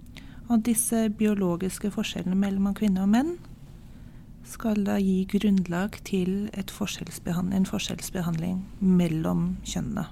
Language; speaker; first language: Norwegian; non-native, fluent; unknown